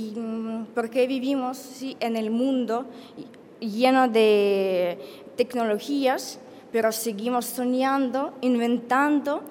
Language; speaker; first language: Spanish; non-native, learner; Ukrainian